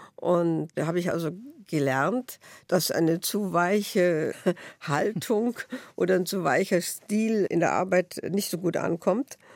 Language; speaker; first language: German; native; German